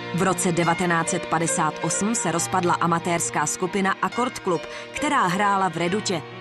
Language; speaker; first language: Czech; native; Czech